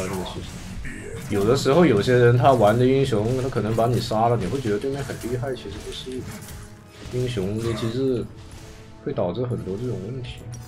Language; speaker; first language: Chinese; native; Chinese